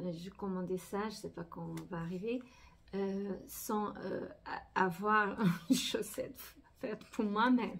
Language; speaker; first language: French; non-native, fluent; Portuguese